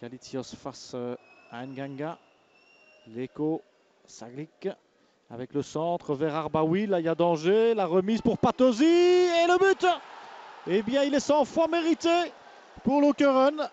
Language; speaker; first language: French; native; French